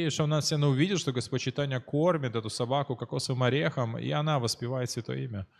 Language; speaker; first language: Russian; native; Russian